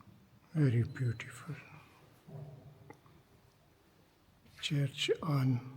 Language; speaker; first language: English; non-native, fluent; Urdu